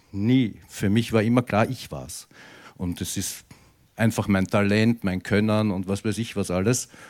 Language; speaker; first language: German; native; German